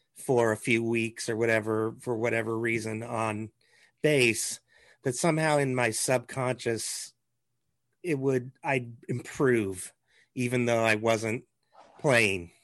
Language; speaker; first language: English; native; English